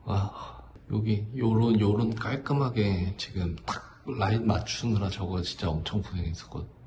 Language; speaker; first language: Korean; native; Korean